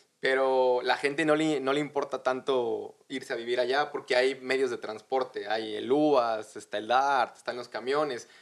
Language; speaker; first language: Spanish; native; Spanish